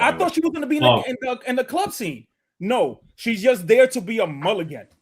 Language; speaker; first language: English; native; English